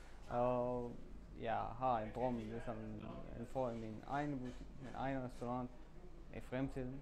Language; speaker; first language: Danish; non-native, learner; Arabic